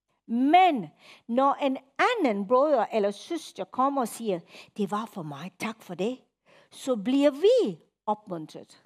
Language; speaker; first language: Danish; non-native, fluent; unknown